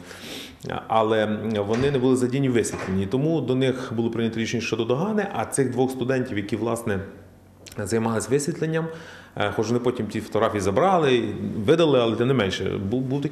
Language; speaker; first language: Ukrainian; native; Ukrainian